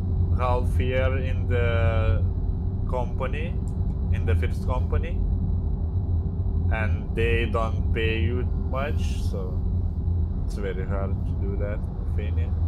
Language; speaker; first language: English; non-native, learner; Lithuanian